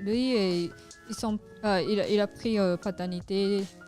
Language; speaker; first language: French; non-native, learner; Japanese